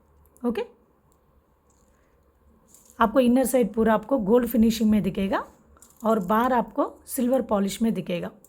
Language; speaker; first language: Hindi; non-native, local second language; Telugu